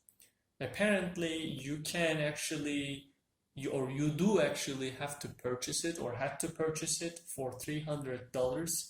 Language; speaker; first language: English; non-native, fluent; Turkish